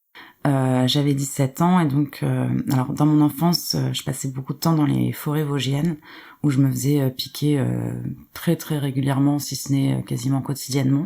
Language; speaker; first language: French; native; French